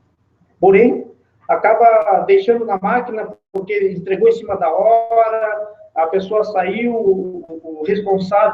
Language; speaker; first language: Portuguese; native; Portuguese